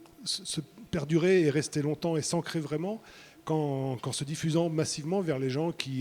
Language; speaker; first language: French; native; French